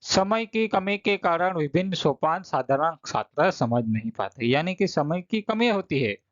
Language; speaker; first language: Hindi; non-native, local second language; Gujarati